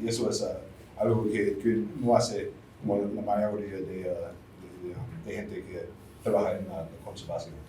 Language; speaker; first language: Spanish; non-native, fluent; English